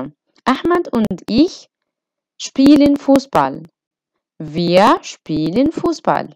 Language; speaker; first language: German; non-native, fluent; Arabic